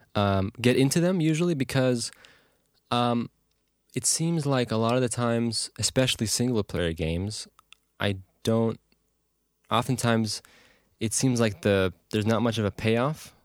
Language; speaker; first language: English; native; English